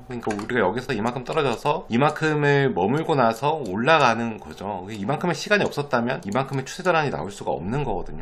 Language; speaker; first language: Korean; native; Korean